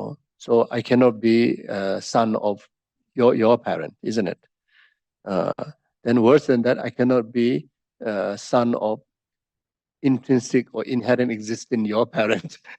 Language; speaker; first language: English; non-native, fluent; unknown